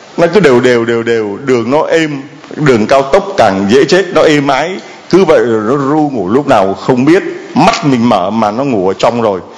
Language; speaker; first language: Vietnamese; native; Vietnamese